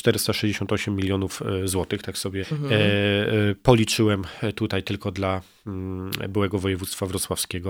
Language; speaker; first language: Polish; native; Polish